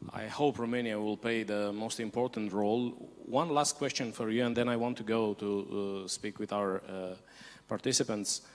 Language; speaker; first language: English; non-native, fluent; Romanian